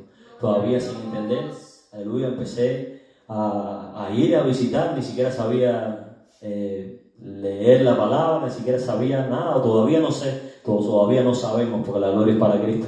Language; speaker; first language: Spanish; native; Spanish